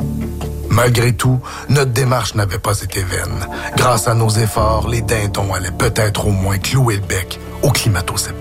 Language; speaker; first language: French; native; French